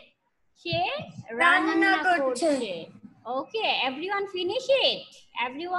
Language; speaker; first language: English; non-native, learner; Bangla